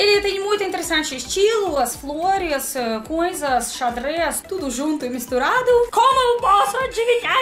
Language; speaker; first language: Portuguese; non-native, learner; Russian